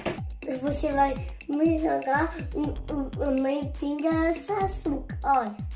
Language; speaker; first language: Portuguese; early bilingual, other home language; French